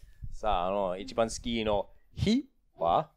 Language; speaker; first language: Japanese; non-native, learner; English